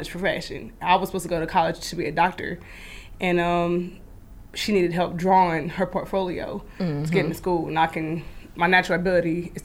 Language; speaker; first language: English; native; English